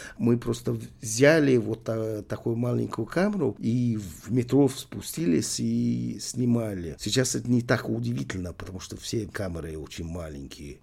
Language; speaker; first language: Russian; non-native, fluent; English